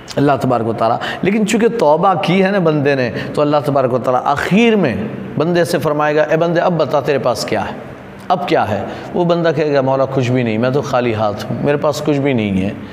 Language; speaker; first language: Urdu; non-native, local second language; Gujarati